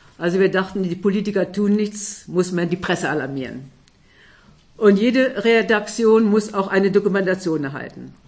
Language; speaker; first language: German; native; German